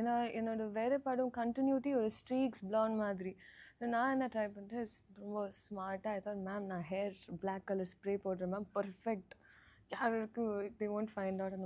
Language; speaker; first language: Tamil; non-native, learner; Telugu